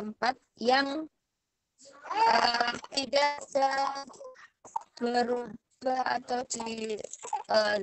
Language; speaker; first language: Indonesian; native; Indonesian